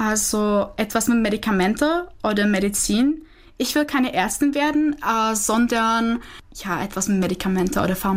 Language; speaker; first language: German; non-native, fluent; Czech